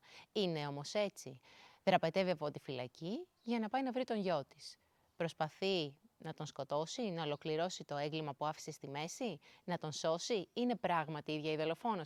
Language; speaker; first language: Greek; native; Greek